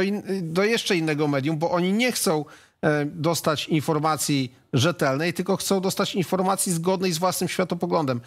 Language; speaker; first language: Polish; native; Polish